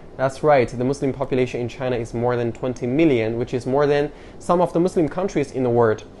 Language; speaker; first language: English; non-native, fluent; Chinese